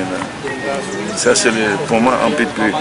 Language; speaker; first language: French; non-native, learner; German